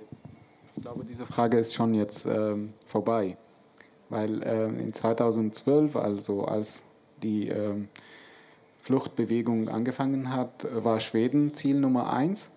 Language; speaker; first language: German; non-native, fluent; Arabic